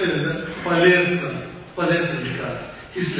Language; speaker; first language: Russian; non-native, learner; Tibetan